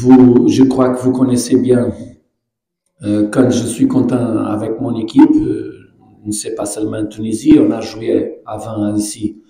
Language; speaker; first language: French; non-native, fluent; Portuguese